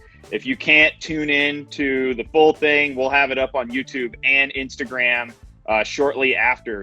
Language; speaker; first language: English; native; English